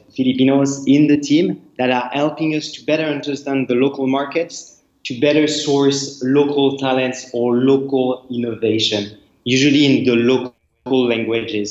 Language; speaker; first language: English; non-native, fluent; French